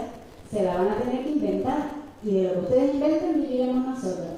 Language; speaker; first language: Spanish; native; Spanish